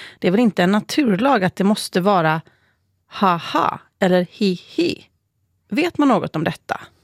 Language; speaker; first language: Swedish; native; Swedish